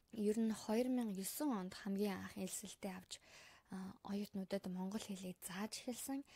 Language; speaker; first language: Mongolian; native; Mongolian